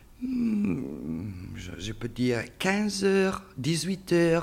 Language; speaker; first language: French; non-native, learner; Italian